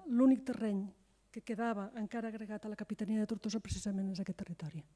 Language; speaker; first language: Catalan; native; Catalan